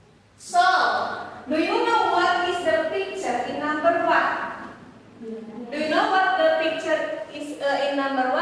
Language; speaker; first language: English; non-native, learner; Indonesian